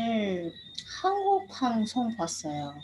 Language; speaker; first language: Korean; non-native, learner; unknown